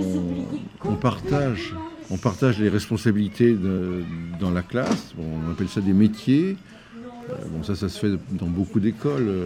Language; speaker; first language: French; native; French